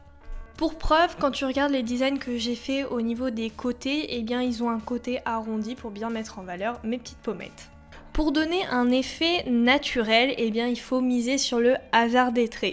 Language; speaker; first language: French; native; French